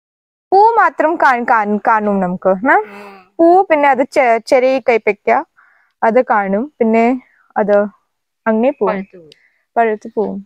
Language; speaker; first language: Malayalam; non-native, learner; Hindi